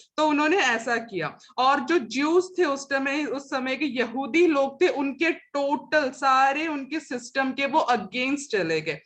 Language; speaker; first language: Hindi; non-native, local second language; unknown